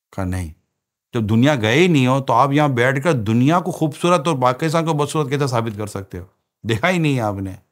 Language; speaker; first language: Urdu; native; Urdu